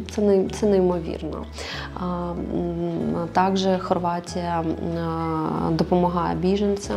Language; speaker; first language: Ukrainian; non-native, local second language; Russian